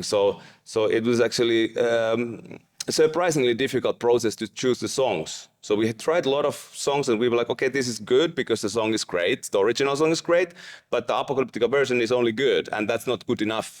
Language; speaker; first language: English; non-native, fluent; Finnish